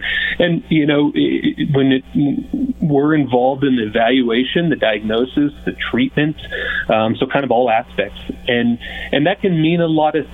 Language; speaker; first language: English; native; English